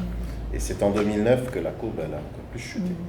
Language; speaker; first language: French; native; French